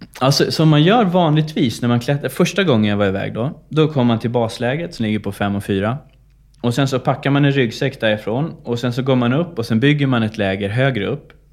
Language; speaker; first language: Swedish; native; Swedish